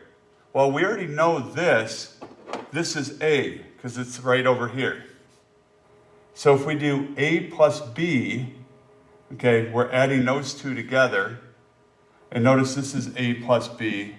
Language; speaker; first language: English; native; English